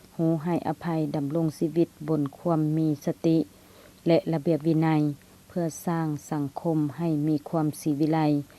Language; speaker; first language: Lao; native; Lao